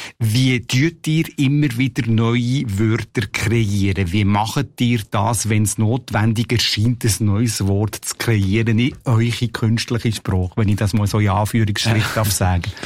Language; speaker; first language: German; native; German